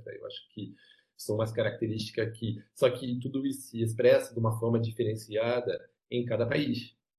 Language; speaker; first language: Portuguese; non-native, fluent; French